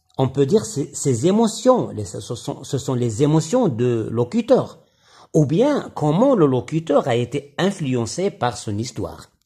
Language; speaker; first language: French; non-native, local second language; Arabic